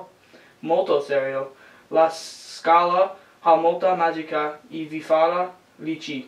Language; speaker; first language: Italian; non-native, learner; English